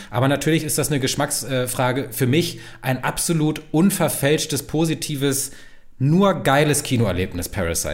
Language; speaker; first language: German; native; German